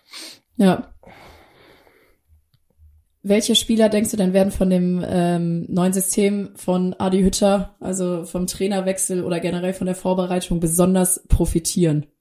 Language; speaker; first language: German; native; German